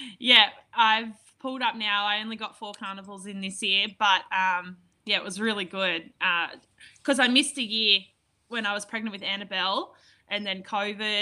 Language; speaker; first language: English; native; English